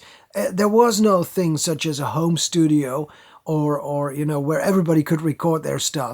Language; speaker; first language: English; non-native, fluent; German